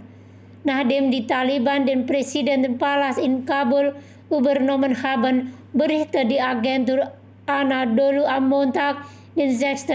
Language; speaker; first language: German; non-native, fluent; Indonesian